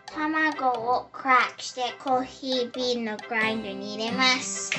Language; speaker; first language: Japanese; early bilingual, heritage; Japanese